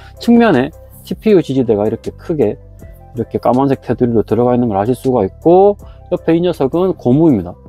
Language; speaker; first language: Korean; native; Korean